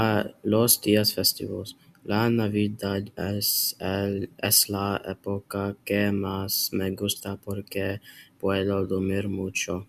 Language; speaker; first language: Spanish; non-native, learner; English